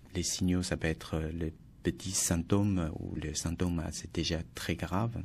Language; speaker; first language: French; non-native, fluent; Chinese